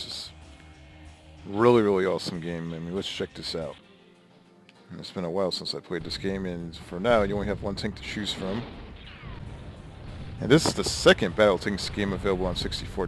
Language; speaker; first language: English; native; English